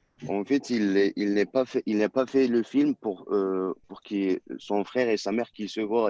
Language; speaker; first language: French; non-native, learner; Turkish